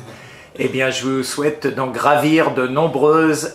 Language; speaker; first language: French; native; French